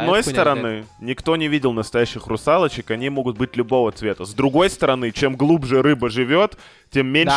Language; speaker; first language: Russian; native; Russian